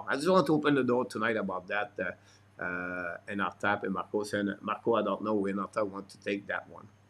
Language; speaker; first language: English; non-native, fluent; French